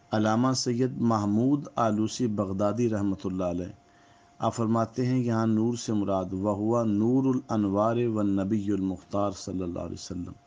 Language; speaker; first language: Urdu; native; Urdu